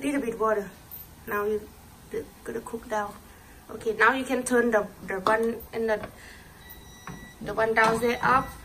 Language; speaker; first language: English; non-native, learner; Thai